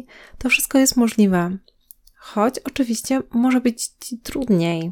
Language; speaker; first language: Polish; native; Polish